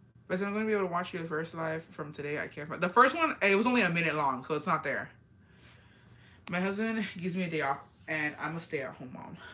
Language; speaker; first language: English; early bilingual, other home language; Spanish